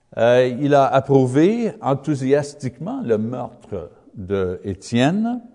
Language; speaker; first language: French; non-native, learner; English